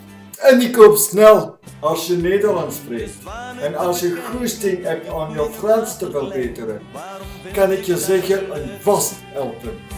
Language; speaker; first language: Dutch; non-native, local second language; French